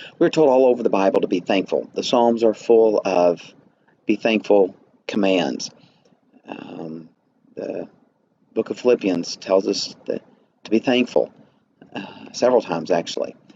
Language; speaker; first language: English; native; English